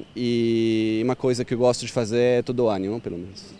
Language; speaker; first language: Portuguese; non-native, fluent; French